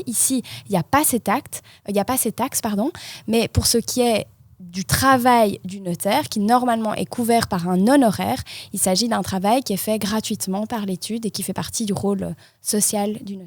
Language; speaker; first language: French; native; French